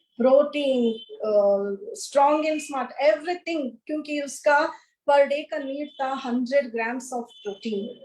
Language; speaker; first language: Hindi; non-native, local second language; Kannada